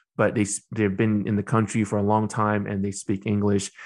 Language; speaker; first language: English; early bilingual, other home language; Burmese